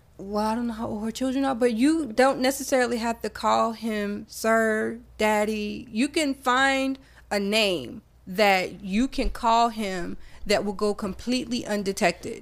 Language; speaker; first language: English; native; English